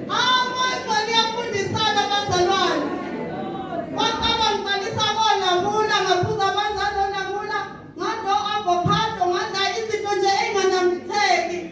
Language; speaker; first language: Zulu; non-native, local second language; Southern Sotho